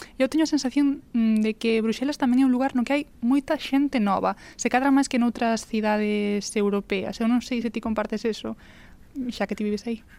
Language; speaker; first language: Galician; native; Galician